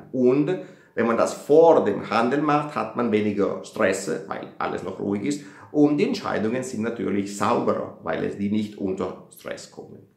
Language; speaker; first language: German; non-native, fluent; Italian